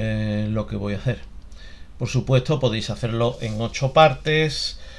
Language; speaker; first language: Spanish; native; Spanish